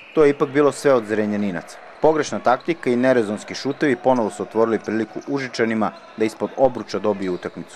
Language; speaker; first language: Serbian; native; Serbian